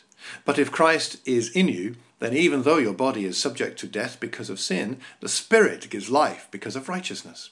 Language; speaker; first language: English; native; English